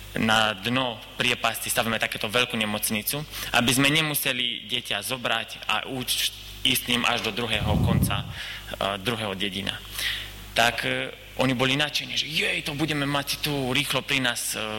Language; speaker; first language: Slovak; non-native, learner; Romanian